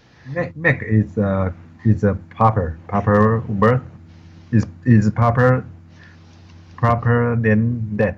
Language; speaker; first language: English; non-native, learner; Chinese